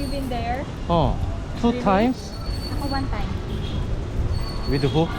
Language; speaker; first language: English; non-native, learner; Korean